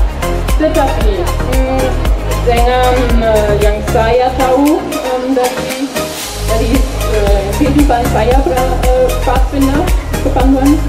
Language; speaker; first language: Indonesian; non-native, learner; German